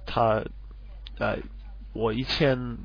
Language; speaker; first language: Chinese; non-native, learner; English